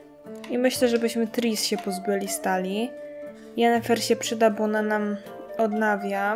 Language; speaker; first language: Polish; native; Polish